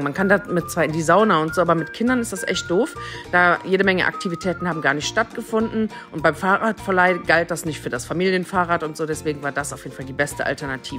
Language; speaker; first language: German; native; German